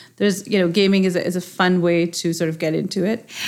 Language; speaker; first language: English; non-native, local second language; Urdu